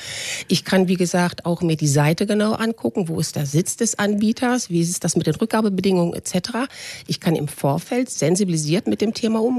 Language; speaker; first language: German; native; German